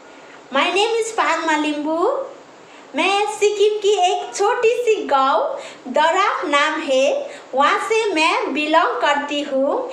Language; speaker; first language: Hindi; non-native, local second language; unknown